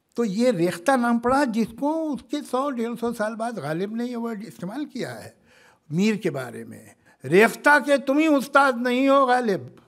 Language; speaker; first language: Hindi; native; Hindi